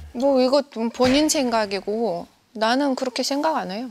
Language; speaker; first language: Korean; non-native, fluent; Russian